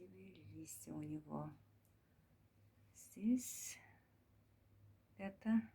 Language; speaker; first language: Russian; non-native, learner; Turkmen